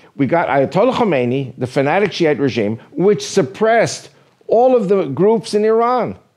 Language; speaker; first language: English; native; English